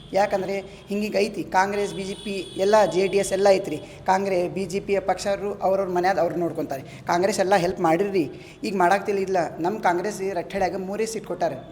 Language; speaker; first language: Kannada; non-native, local second language; Urdu